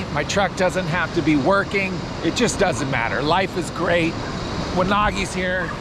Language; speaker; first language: English; native; English